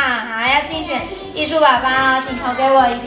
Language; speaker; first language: Chinese; native; Chinese